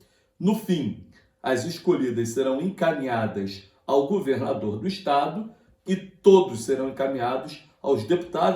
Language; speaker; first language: Portuguese; native; Portuguese